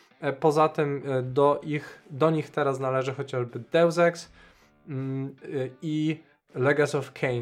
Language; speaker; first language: Polish; native; Polish